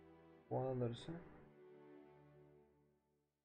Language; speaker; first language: Turkish; native; Turkish